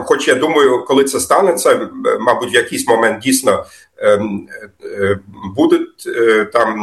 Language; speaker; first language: Ukrainian; non-native, fluent; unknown